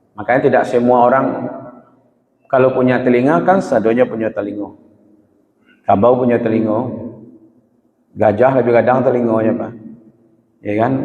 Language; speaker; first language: Malay; non-native, local second language; Minangkabau